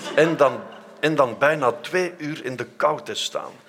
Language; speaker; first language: Dutch; native; Dutch